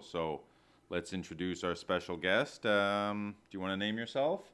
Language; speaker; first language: English; early bilingual, other home language; French